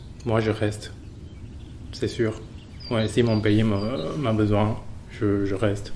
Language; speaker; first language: French; non-native, fluent; Chinese